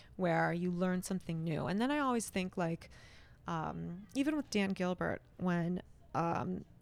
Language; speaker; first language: English; native; English